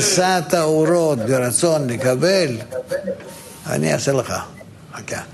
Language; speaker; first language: Hebrew; non-native, fluent; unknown